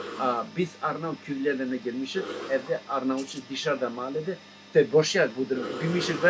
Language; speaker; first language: Turkish; non-native, local second language; Albanian